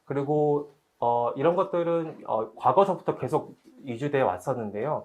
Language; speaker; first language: Korean; native; Korean